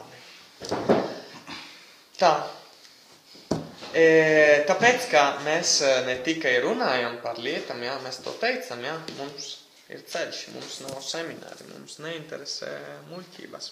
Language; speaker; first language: Latvian; non-native, fluent; Italian